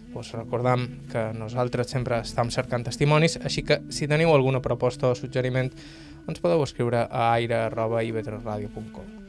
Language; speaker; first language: Catalan; native; Catalan